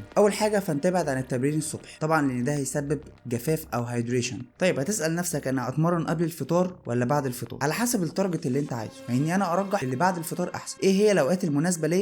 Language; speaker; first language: Arabic; native; Arabic